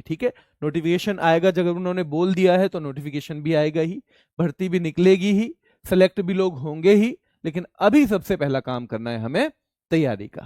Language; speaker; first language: Hindi; native; Hindi